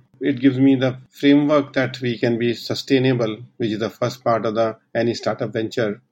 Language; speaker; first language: English; non-native, local second language; Hindi